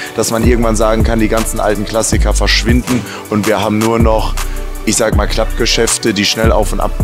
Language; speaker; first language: German; native; German